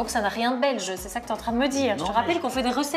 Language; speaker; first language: French; native; French